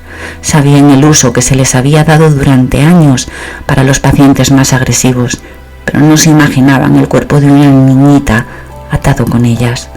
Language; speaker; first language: Spanish; native; Spanish